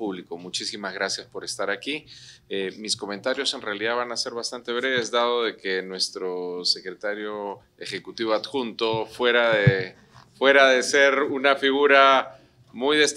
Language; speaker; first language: Spanish; native; Spanish